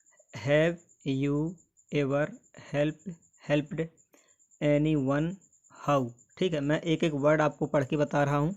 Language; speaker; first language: Hindi; native; Hindi